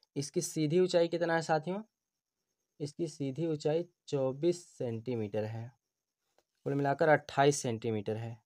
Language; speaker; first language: Hindi; native; Hindi